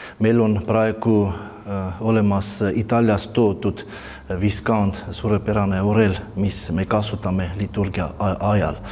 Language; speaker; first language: Estonian; non-native, fluent; Armenian